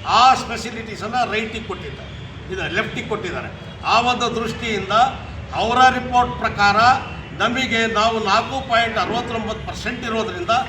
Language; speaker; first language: Kannada; non-native, local second language; Lambadi